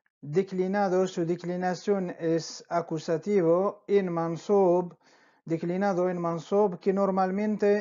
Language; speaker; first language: Spanish; non-native, fluent; Arabic